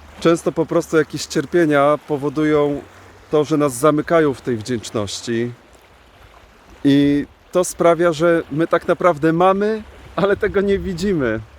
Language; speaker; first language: Polish; native; Polish